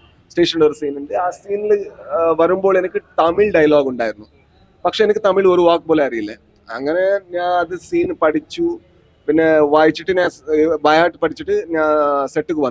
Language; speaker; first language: Malayalam; non-native, learner; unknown